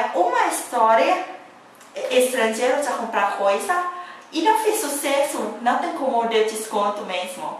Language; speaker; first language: Portuguese; non-native, learner; Thai